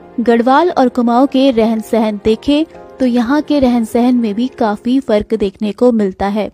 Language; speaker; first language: Hindi; native; Hindi